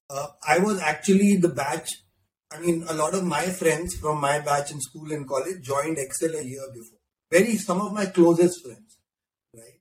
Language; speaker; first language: English; non-native, local second language; Hindi